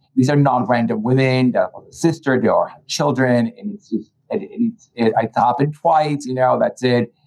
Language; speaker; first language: English; early bilingual, other home language; Spanish